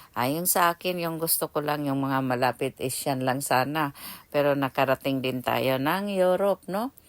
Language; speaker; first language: Filipino; native; Filipino